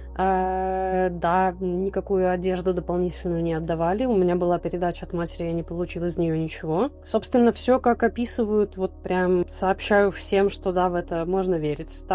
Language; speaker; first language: Russian; native; Russian